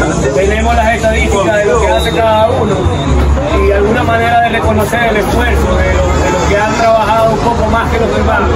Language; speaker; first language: Spanish; native; Spanish